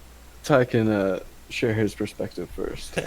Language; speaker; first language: English; native; English